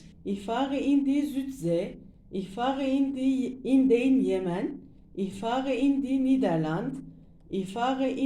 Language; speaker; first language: German; non-native, learner; Turkish